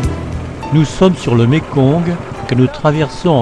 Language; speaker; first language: French; native; French